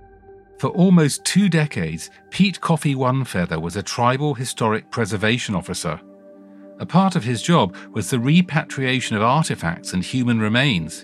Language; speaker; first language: English; native; English